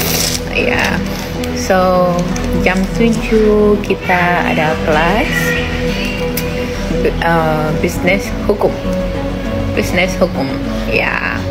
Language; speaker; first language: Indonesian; non-native, learner; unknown